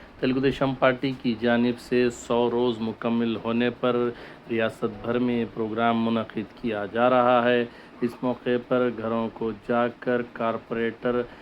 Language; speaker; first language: Urdu; native; Urdu